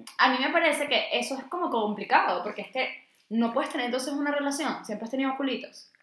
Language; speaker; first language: Spanish; native; Spanish